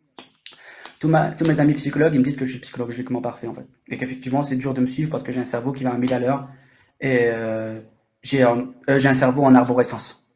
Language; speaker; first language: French; native; French